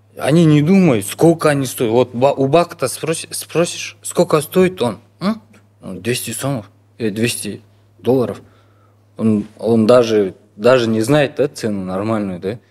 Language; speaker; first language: Russian; non-native, local second language; Kyrgyz